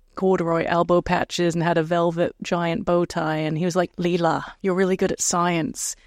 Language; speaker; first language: English; native; English